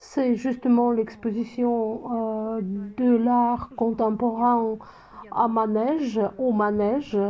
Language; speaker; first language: French; non-native, fluent; Russian